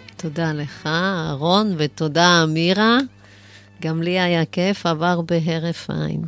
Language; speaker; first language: Hebrew; non-native, fluent; German